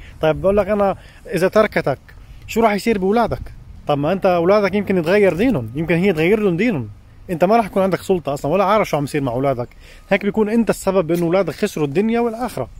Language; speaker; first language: Arabic; native; Arabic